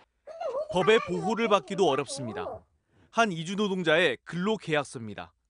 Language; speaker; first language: Korean; native; Korean